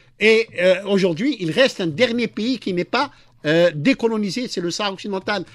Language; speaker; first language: French; non-native, local second language; Arabic